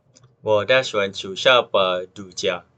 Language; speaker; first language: Chinese; non-native, learner; Malay